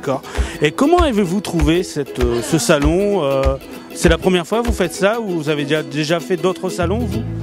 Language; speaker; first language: French; native; French